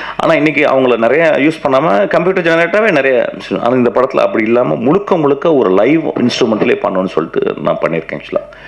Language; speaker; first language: Tamil; non-native, local second language; Malayalam